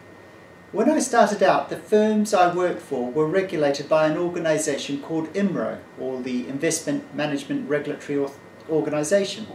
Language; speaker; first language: English; native; English